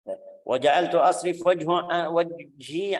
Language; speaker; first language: Arabic; native; Arabic